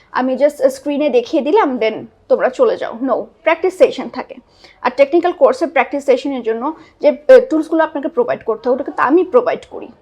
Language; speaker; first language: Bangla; native; Bangla